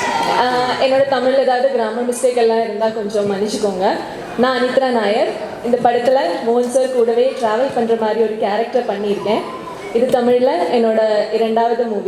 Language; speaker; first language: Tamil; non-native, fluent; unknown